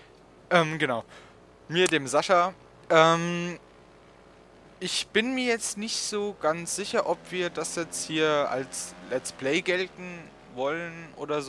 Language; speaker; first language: German; native; German